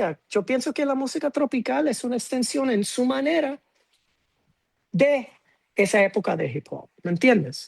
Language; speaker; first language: Spanish; non-native, fluent; English